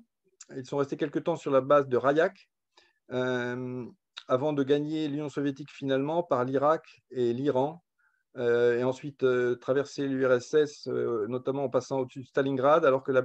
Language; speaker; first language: French; native; French